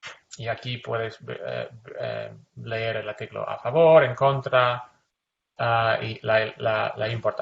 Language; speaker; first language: Spanish; non-native, fluent; English